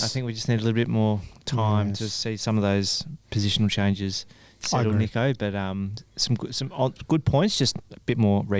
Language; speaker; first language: English; native; English